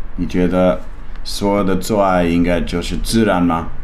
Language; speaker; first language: Chinese; non-native, learner; English